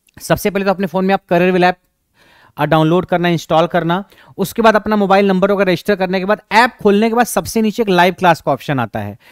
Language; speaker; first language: Hindi; native; Hindi